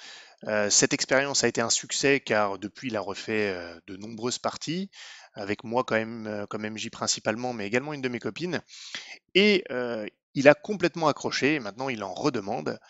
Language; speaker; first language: French; native; French